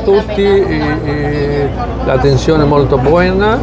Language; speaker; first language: Italian; early bilingual, heritage; Spanish